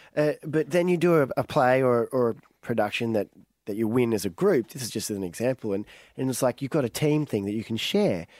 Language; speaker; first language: English; native; English